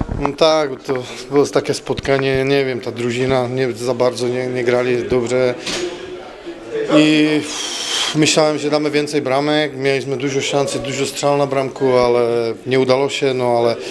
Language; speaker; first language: Polish; non-native, learner; Czech